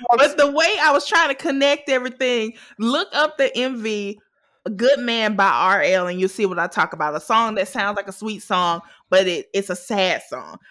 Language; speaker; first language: English; native; English